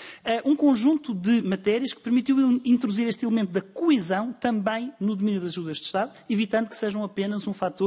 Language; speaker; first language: Portuguese; native; Portuguese